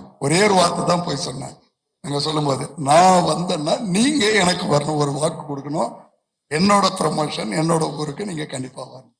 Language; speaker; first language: Tamil; native; Tamil